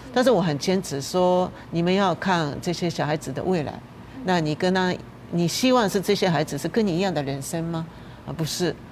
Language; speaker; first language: Chinese; non-native, fluent; Japanese